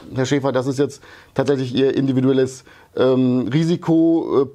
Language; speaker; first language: German; early bilingual, other home language; Hungarian